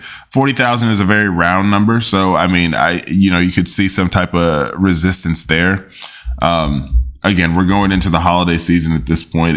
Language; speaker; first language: English; native; English